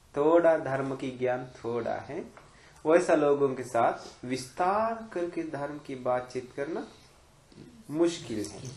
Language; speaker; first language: Hindi; non-native, fluent; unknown